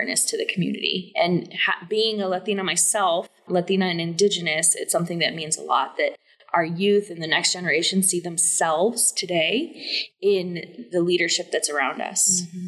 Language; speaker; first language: English; native; English